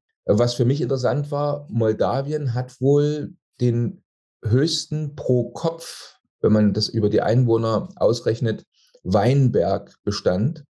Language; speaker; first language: German; native; German